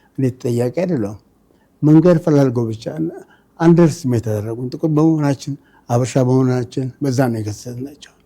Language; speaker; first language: Amharic; native; Amharic